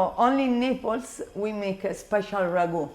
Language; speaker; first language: English; non-native, learner; Italian